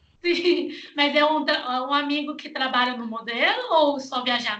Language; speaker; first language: Portuguese; non-native, fluent; Chinese